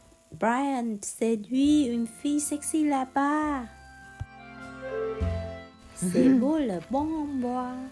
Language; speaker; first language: French; non-native, learner; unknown